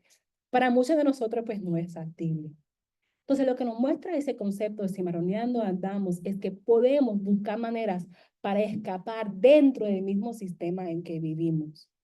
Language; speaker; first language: Spanish; non-native, fluent; English